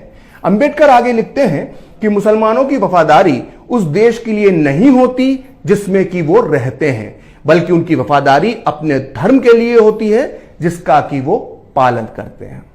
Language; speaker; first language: Hindi; native; Hindi